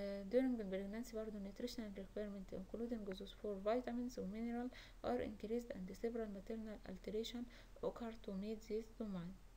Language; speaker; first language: English; non-native, fluent; Arabic